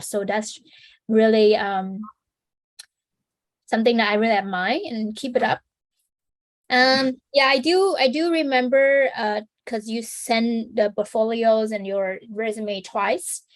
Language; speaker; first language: English; non-native, fluent; Vietnamese